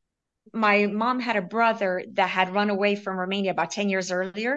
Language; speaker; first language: English; early bilingual, other home language; Romanian